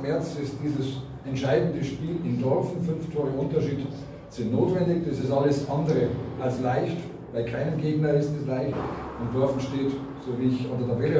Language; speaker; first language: German; native; German